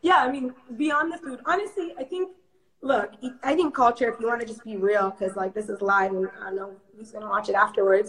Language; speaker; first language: English; early bilingual, other home language; Amharic